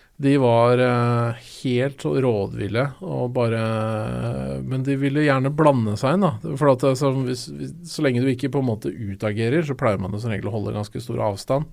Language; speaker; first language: Norwegian; native; Norwegian